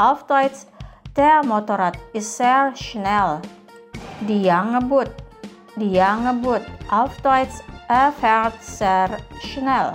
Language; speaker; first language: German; non-native, fluent; Indonesian